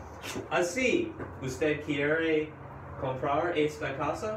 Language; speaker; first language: Spanish; non-native, learner; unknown